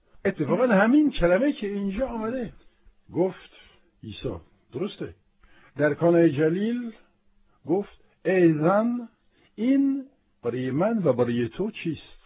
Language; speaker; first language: Persian; non-native, fluent; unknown